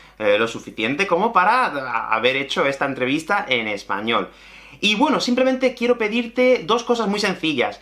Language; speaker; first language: Spanish; native; Spanish